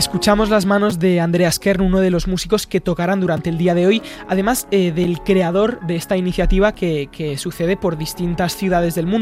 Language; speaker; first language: Spanish; native; Spanish